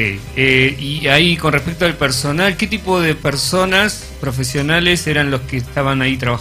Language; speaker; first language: Spanish; native; Spanish